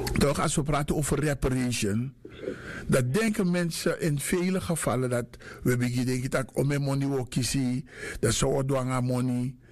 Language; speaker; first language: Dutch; native; Dutch